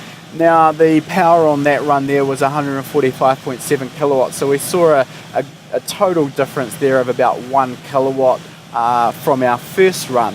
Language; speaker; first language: English; native; English